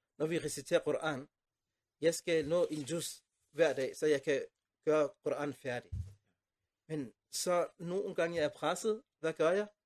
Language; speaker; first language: Danish; non-native, fluent; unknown